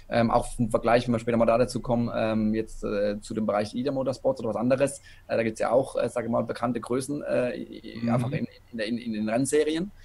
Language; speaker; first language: German; native; German